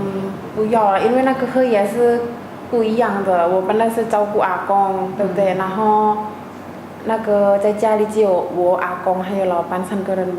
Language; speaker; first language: Chinese; non-native, fluent; Indonesian